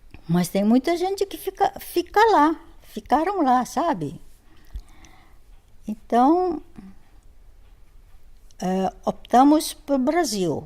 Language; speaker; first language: Portuguese; non-native, fluent; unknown